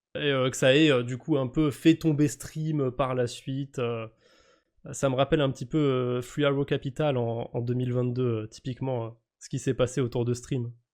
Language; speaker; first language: French; native; French